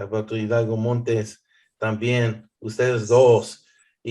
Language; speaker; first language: Spanish; early bilingual, heritage; English